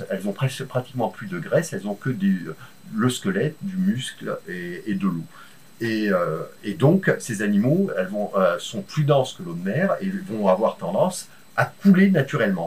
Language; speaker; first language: French; native; French